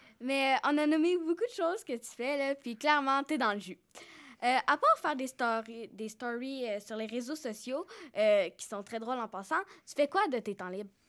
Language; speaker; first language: French; native; French